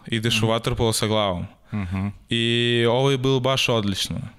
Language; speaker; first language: Serbian; non-native, learner; Russian